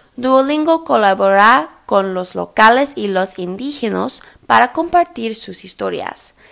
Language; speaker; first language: Spanish; early bilingual, heritage; English